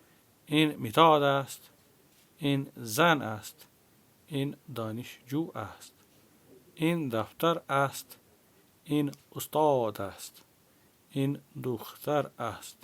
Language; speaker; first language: Persian; non-native, fluent; Urdu